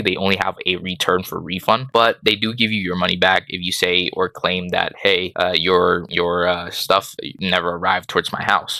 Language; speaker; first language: English; native; English